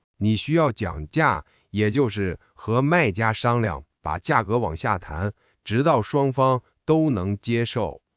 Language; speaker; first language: Chinese; non-native, fluent; English